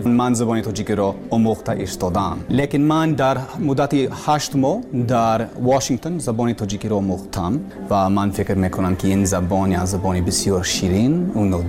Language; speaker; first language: Persian; non-native, learner; English